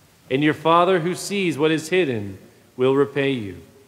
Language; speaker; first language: English; native; English